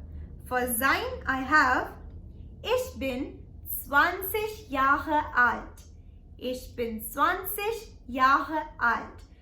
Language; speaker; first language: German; non-native, fluent; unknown